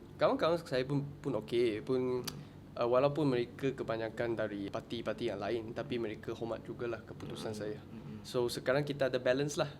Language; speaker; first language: Malay; non-native, local second language; Chinese